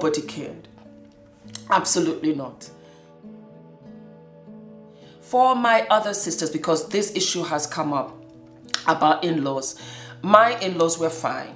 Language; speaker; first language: English; native; English